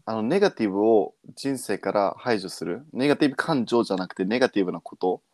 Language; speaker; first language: Japanese; early bilingual, heritage; Japanese